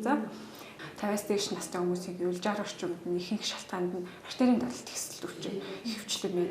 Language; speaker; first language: Mongolian; native; Mongolian